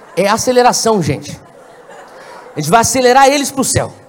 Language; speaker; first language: Portuguese; native; Portuguese